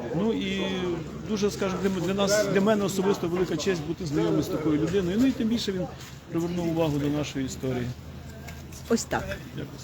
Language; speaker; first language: Ukrainian; native; Ukrainian